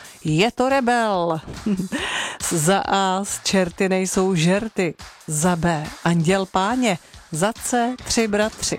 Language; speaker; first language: Czech; native; Czech